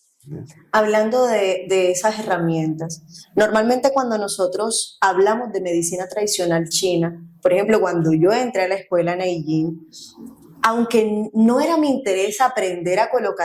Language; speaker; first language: Spanish; native; Spanish